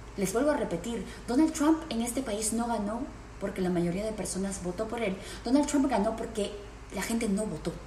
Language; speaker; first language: Spanish; native; Spanish